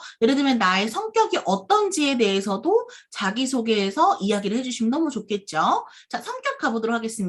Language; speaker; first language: Korean; native; Korean